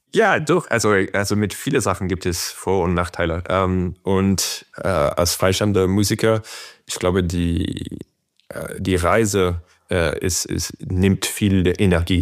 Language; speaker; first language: German; non-native, fluent; French